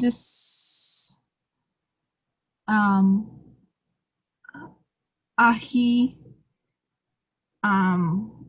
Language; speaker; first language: Arabic; non-native, learner; English